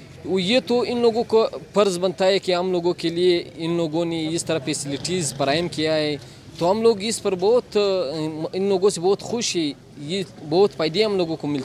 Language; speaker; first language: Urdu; non-native, local second language; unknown